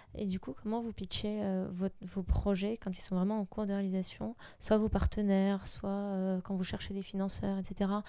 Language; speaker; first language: French; non-native, local second language; Arabic